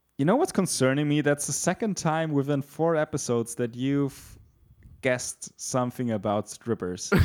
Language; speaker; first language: English; non-native, fluent; German